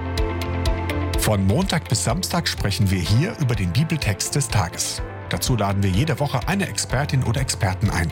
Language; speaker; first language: German; native; German